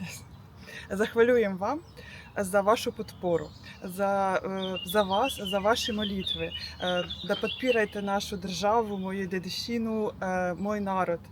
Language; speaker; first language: Slovenian; non-native, learner; Ukrainian